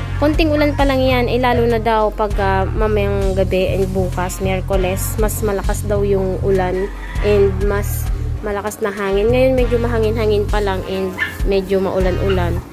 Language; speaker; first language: Filipino; non-native, local second language; Bikol